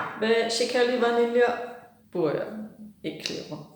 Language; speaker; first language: Turkish; non-native, learner; German